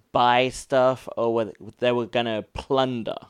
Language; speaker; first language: English; native; English